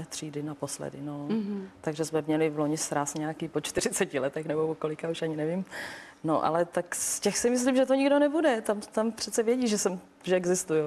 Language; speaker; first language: Czech; non-native, local second language; Slovak